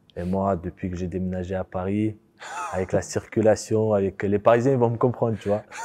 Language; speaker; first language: French; early bilingual, other home language; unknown